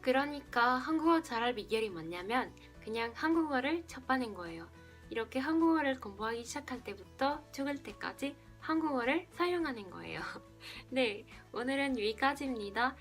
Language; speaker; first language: Korean; non-native, fluent; Spanish